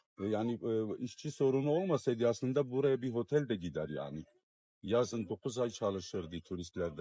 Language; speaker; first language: Turkish; non-native, fluent; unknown